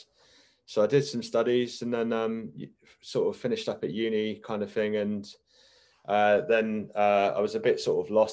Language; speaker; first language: English; native; English